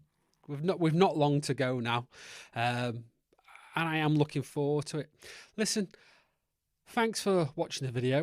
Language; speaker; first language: English; native; English